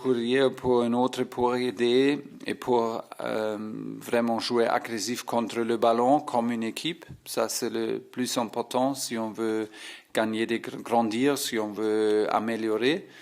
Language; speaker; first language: French; non-native, fluent; German